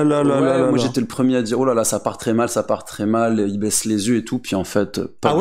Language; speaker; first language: French; native; French